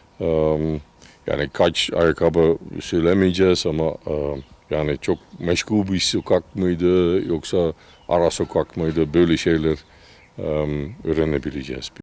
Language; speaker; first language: Turkish; non-native, fluent; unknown